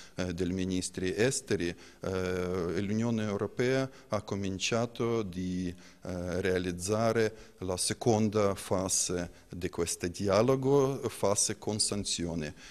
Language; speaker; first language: Italian; non-native, learner; Ukrainian